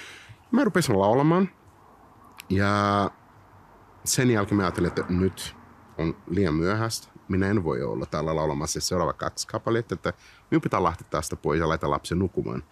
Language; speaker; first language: Finnish; non-native, fluent; Portuguese